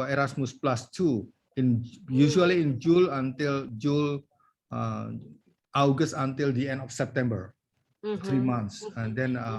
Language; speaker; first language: English; non-native, learner; Indonesian